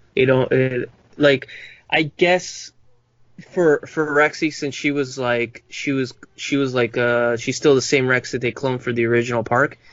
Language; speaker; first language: English; non-native, fluent; Spanish